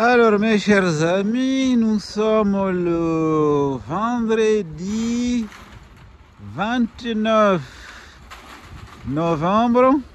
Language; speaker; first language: French; non-native, fluent; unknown